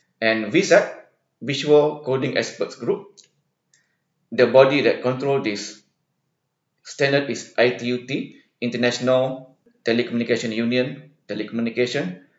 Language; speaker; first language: English; non-native, local second language; Malay